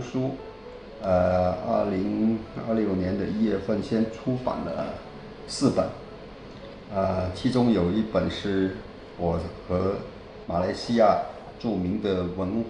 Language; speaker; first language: Chinese; non-native, local second language; Min Nan Chinese